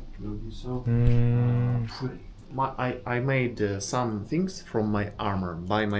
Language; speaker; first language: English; non-native, fluent; Russian